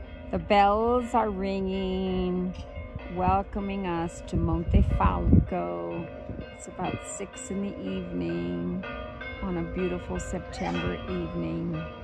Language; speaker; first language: English; native; English